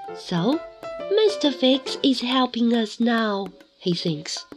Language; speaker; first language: English; non-native, fluent; Chinese